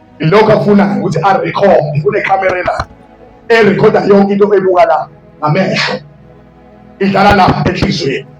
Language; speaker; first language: Zulu; native; Zulu